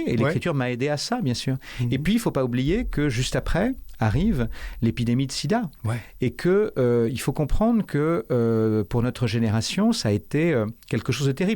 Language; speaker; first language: French; native; French